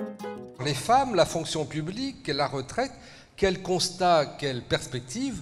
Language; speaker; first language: French; native; French